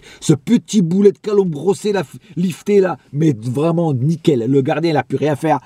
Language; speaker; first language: French; native; French